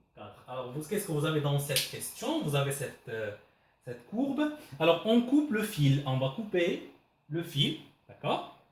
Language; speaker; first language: French; non-native, local second language; Arabic